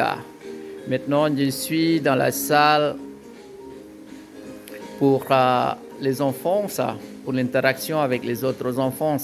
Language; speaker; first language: French; non-native, fluent; Indonesian